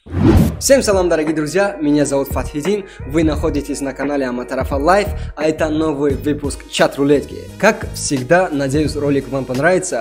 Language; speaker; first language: Russian; non-native, local second language; Tajik